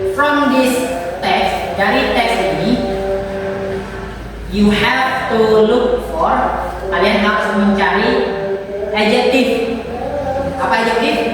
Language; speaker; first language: English; non-native, fluent; Indonesian